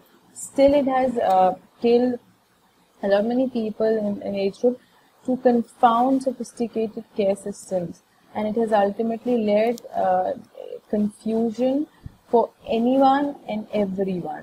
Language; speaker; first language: English; non-native, local second language; Hindi